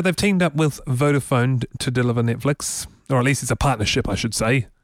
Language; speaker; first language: English; native; English